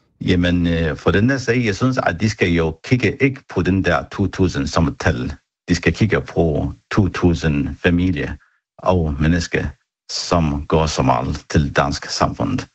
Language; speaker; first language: Danish; non-native, fluent; Arabic